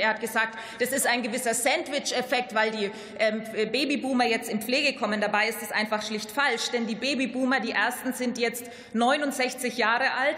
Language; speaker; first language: German; native; German